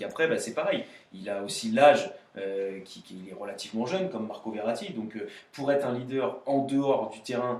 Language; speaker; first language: French; native; French